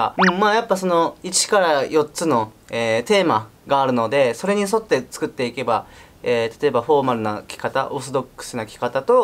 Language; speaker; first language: Japanese; native; Japanese